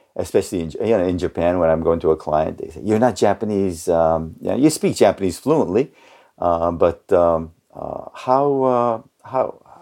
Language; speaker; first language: English; early bilingual, other home language; Japanese